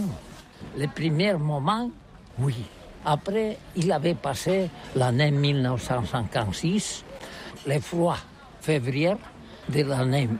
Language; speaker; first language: French; non-native, learner; Catalan